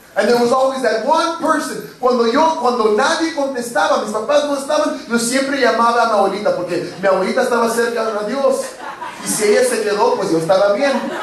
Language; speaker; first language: Spanish; early bilingual, heritage; Spanish